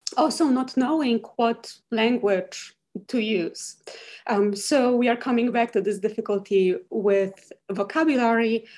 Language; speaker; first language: English; non-native, fluent; Polish